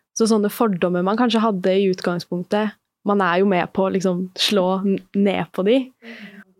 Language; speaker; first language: Norwegian; early bilingual, other home language; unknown